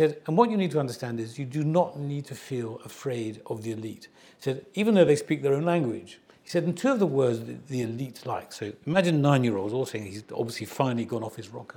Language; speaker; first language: English; native; English